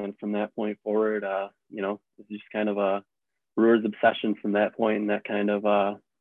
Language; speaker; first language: English; native; English